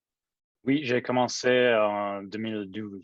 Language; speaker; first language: French; non-native, local second language; English